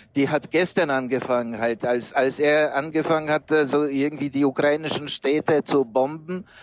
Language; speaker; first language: German; non-native, fluent; Polish